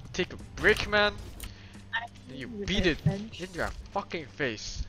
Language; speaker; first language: English; early bilingual, heritage; Dutch